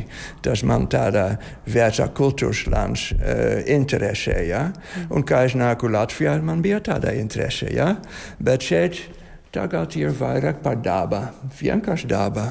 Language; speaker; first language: Latvian; non-native, learner; Dutch